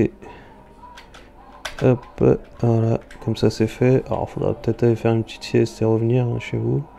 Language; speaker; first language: French; native; French